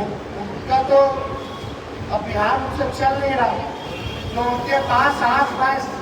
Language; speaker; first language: Hindi; native; Hindi